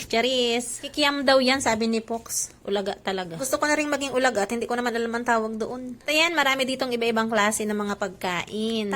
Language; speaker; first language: Filipino; native; Filipino